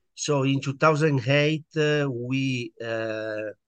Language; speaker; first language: English; non-native, learner; Italian